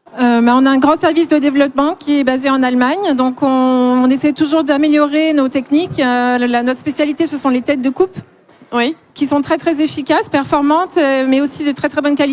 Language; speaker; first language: French; native; French